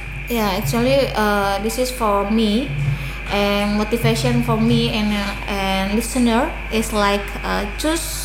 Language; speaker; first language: English; non-native, learner; Indonesian